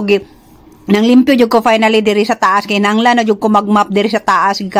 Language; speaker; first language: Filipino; non-native, local second language; Cebuano